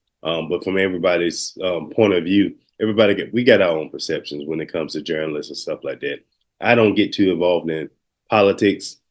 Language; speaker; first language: English; native; English